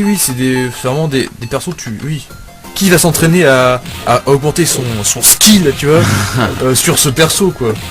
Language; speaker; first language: French; native; French